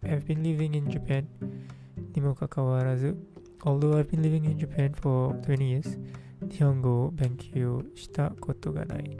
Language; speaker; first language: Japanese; non-native, learner; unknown